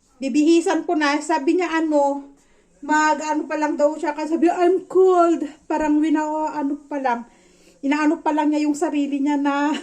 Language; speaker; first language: Filipino; non-native, local second language; Iloko